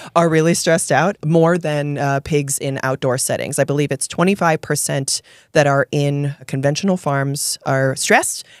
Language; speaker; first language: English; native; English